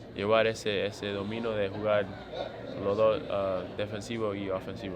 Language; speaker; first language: Spanish; early bilingual, heritage; Spanish